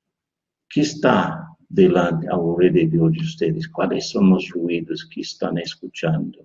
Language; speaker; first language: Spanish; non-native, fluent; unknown